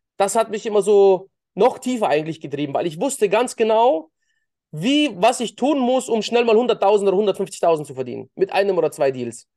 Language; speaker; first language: German; early bilingual, other home language; Russian